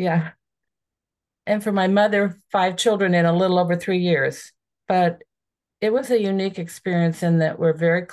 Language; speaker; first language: English; native; English